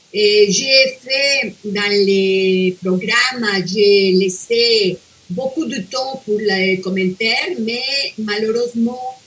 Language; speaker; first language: French; non-native, fluent; Spanish